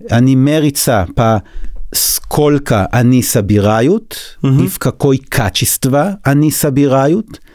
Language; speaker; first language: Russian; non-native, learner; Hebrew